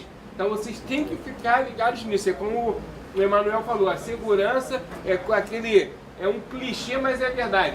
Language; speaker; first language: Portuguese; native; Portuguese